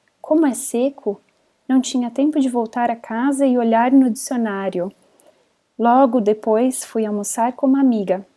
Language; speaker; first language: Portuguese; native; Portuguese